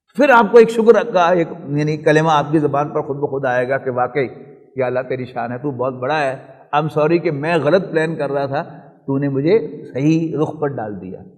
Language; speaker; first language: Urdu; non-native, local second language; Punjabi